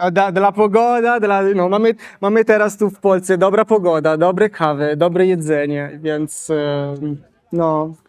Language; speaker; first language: Polish; non-native, learner; Italian